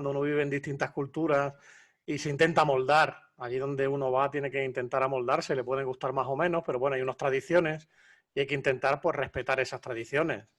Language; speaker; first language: Spanish; native; Spanish